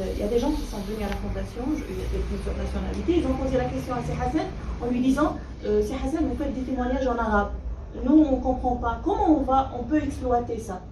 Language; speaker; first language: French; non-native, local second language; Arabic